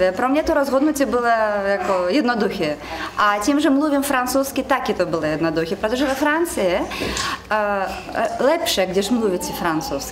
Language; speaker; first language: Czech; non-native, learner; Russian